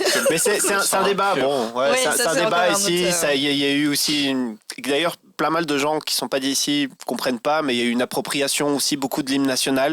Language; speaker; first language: French; non-native, learner; Spanish